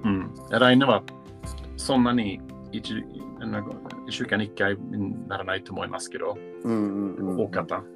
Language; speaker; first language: Japanese; non-native, learner; Swedish